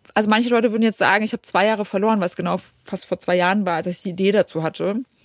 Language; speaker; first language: German; early bilingual, other home language; Polish